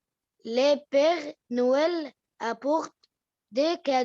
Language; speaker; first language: French; non-native, learner; Arabic